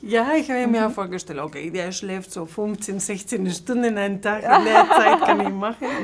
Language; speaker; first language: German; non-native, fluent; Spanish